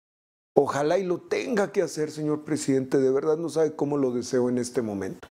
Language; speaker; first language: Spanish; native; Spanish